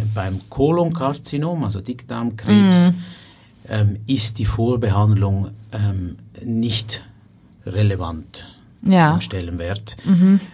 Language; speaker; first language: German; native; German